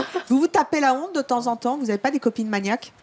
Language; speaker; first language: French; native; French